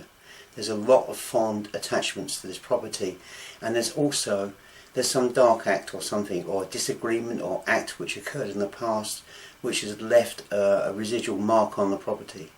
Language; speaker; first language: English; native; English